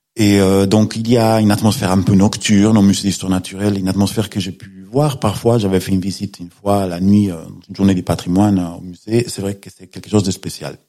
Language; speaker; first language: French; non-native, fluent; Spanish